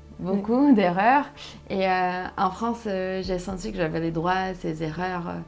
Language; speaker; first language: French; non-native, fluent; Portuguese